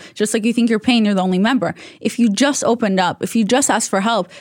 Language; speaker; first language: English; non-native, fluent; Hebrew